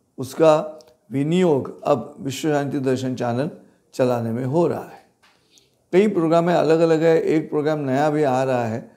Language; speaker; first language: Hindi; non-native, local second language; Marathi